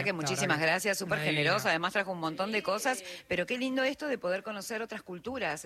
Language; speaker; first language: Spanish; native; Spanish